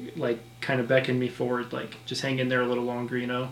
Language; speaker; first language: English; native; English